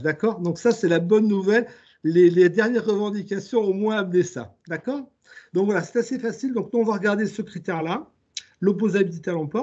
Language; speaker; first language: French; native; French